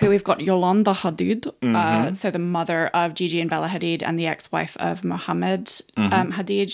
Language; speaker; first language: English; native; English